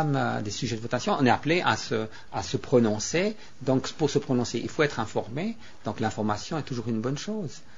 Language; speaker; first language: French; native; French